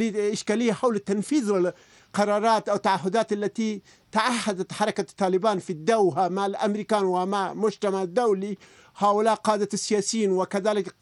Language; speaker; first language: Arabic; non-native, fluent; Persian